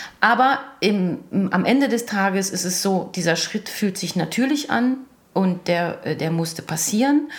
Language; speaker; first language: German; early bilingual, other home language; Croatian